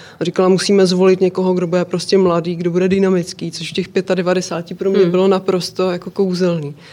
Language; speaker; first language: Czech; native; Czech